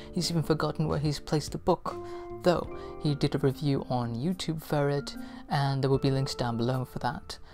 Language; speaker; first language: English; early bilingual, other home language; Spanish